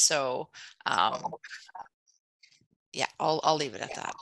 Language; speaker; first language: English; native; English